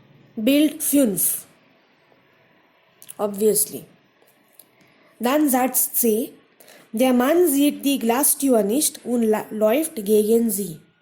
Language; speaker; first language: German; non-native, fluent; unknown